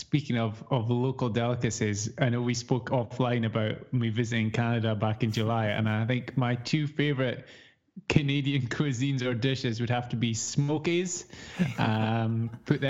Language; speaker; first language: English; native; English